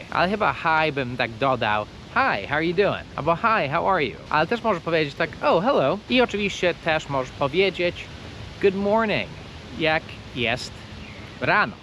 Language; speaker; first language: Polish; non-native, fluent; English